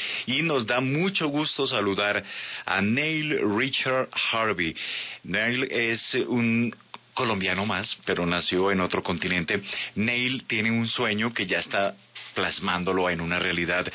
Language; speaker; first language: Spanish; native; Spanish